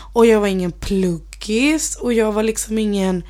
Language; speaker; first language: Swedish; early bilingual, other home language; Spanish